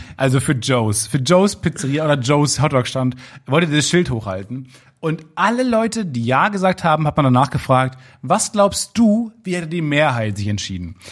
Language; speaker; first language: German; native; German